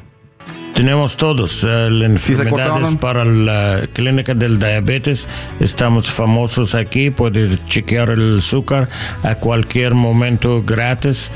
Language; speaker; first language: Spanish; non-native, learner; English